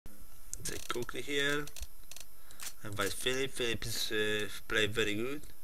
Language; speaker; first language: English; non-native, learner; Polish